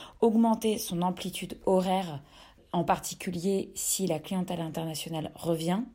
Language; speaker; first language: French; native; French